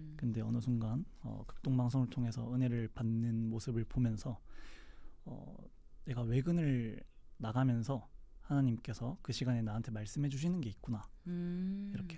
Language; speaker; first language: Korean; native; Korean